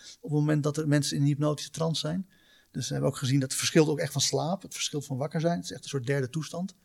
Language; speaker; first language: Dutch; native; Dutch